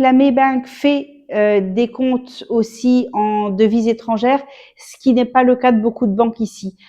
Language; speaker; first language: French; native; French